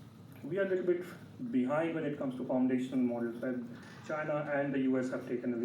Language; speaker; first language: English; non-native, local second language; Bangla